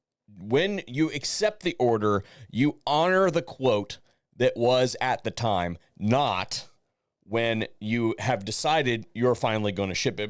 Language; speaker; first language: English; native; English